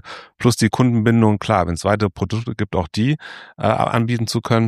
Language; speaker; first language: German; native; German